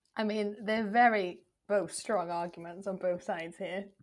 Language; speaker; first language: English; native; English